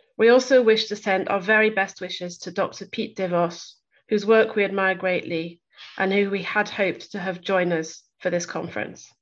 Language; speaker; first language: English; native; English